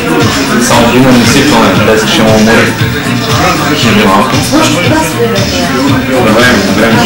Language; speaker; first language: Bulgarian; native; Bulgarian